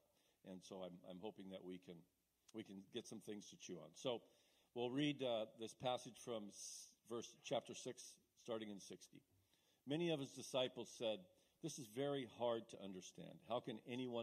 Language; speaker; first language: English; native; English